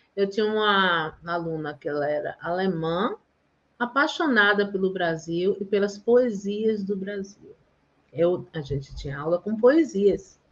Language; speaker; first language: Portuguese; native; Portuguese